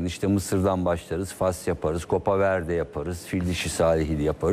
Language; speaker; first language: Turkish; native; Turkish